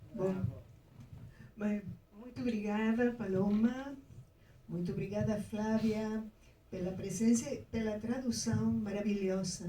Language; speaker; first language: Portuguese; non-native, fluent; Spanish